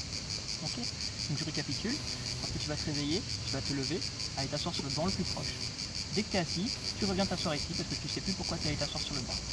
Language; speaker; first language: French; native; French